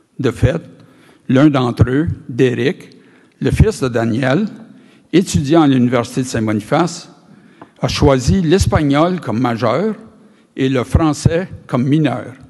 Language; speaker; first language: French; native; French